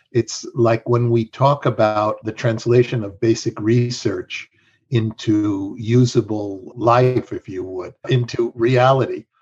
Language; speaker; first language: English; early bilingual, other home language; Spanish